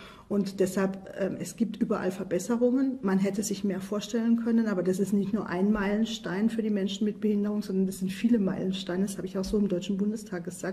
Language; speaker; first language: German; native; German